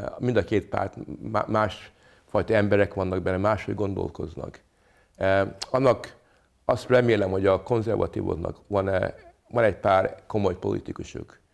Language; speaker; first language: Hungarian; early bilingual, other home language; English